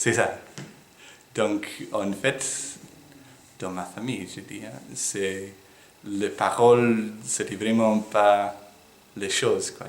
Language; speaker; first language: French; non-native, fluent; English